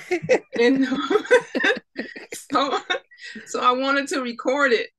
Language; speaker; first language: English; native; English